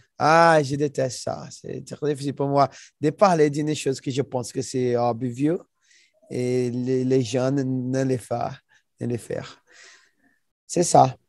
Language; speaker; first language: French; non-native, learner; Portuguese